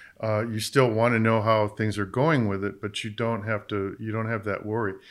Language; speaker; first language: English; native; English